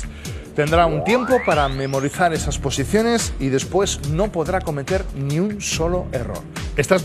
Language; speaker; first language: Spanish; native; Spanish